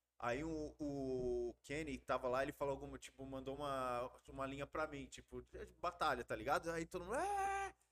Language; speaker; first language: Portuguese; early bilingual, heritage; Portuguese